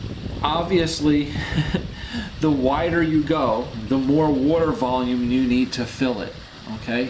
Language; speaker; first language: English; native; English